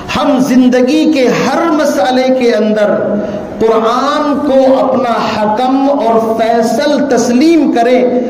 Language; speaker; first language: Urdu; native; Urdu